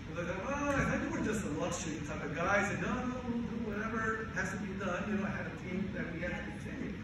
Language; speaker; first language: English; non-native, fluent; Spanish